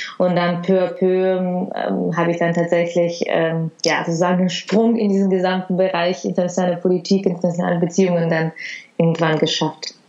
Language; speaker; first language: German; early bilingual, other home language; Russian